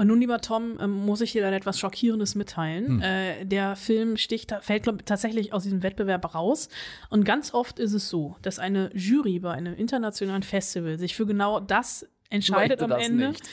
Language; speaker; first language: German; native; German